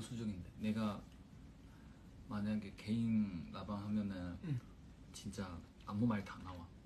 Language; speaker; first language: Korean; non-native, fluent; Chinese